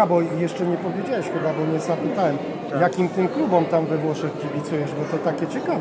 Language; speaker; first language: Polish; native; Polish